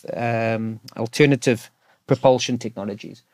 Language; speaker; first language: English; native; English